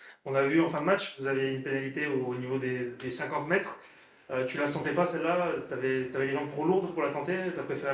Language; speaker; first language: French; native; French